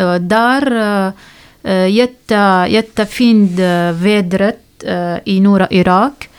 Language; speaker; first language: Swedish; non-native, learner; Arabic